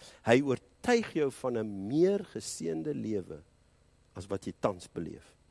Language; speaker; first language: Afrikaans; early bilingual, heritage; Afrikaans